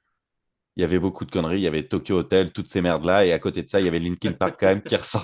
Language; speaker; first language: French; native; French